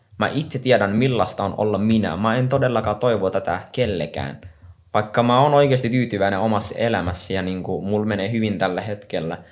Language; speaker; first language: Finnish; non-native, fluent; Somali